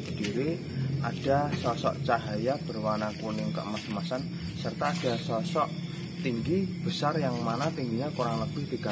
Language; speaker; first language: Indonesian; native; Indonesian